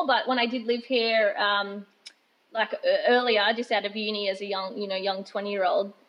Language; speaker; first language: English; native; English